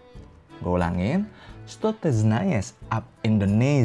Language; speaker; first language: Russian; non-native, fluent; Indonesian